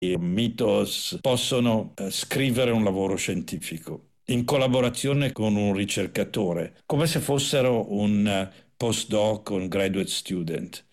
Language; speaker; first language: Italian; native; Italian